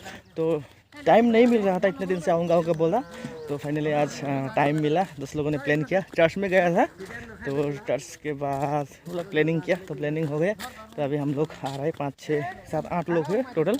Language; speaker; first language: Hindi; non-native, local second language; Nepali